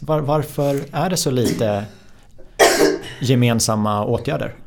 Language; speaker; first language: Swedish; native; Swedish